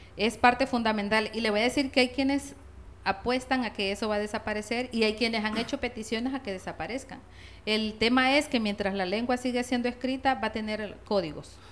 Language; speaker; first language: Spanish; native; Spanish